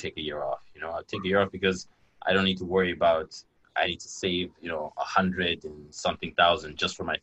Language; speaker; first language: English; non-native, local second language; Yoruba